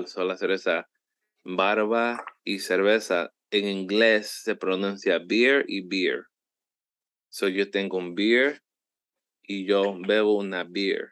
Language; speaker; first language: Spanish; early bilingual, heritage; Spanish